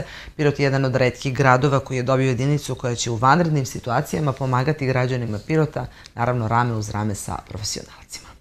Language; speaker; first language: Serbian; native; Serbian